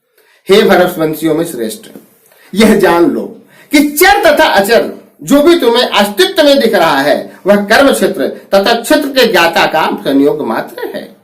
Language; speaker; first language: Hindi; native; Hindi